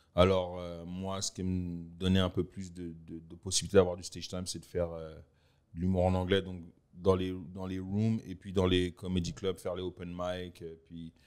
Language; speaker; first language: French; native; French